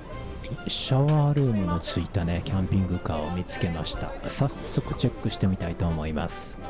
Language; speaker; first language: Japanese; native; Japanese